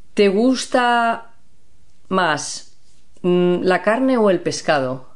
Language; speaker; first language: Spanish; native; Spanish